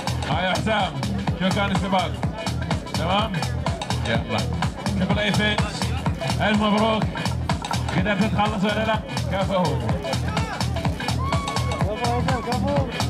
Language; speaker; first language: Arabic; native; Arabic